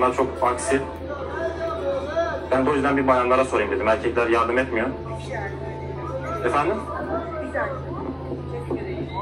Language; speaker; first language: Turkish; native; Turkish